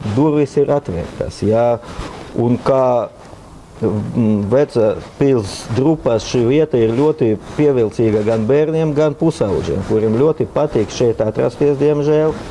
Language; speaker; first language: Latvian; non-native, local second language; Russian